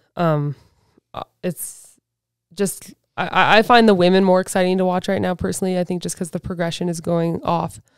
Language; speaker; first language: English; native; English